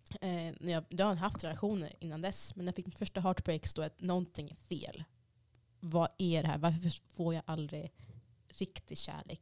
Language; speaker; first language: Swedish; early bilingual, other home language; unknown